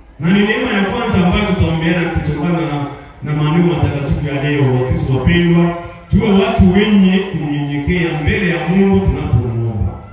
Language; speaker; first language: Swahili; non-native, local second language; Nande